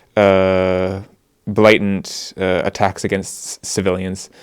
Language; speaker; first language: English; native; English